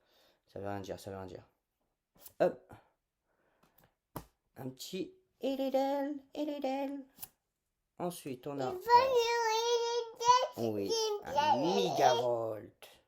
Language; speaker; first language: French; native; French